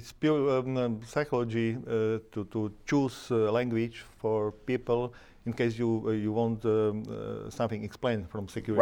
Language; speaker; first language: English; non-native, learner; Slovak